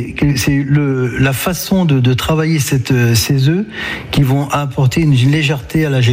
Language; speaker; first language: French; native; French